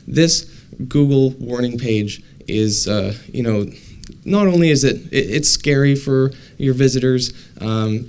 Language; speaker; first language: English; native; English